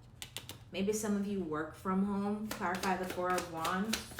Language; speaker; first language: English; native; English